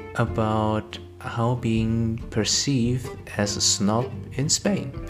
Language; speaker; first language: English; non-native, fluent; German